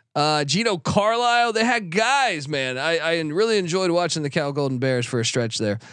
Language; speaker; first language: English; native; English